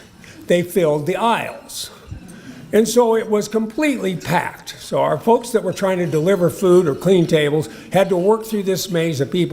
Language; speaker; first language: English; native; English